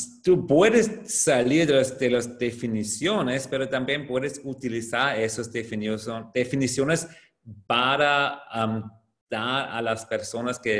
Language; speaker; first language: Spanish; non-native, fluent; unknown